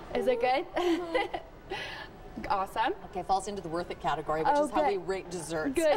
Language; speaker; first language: English; early bilingual, heritage; Spanish